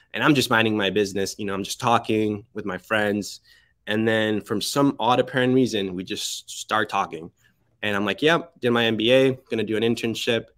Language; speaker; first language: English; early bilingual, other home language; Spanish